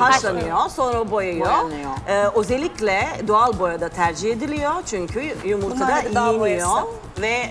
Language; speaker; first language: Turkish; non-native, fluent; Serbian